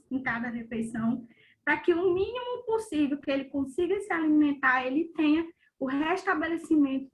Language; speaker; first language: Portuguese; native; Portuguese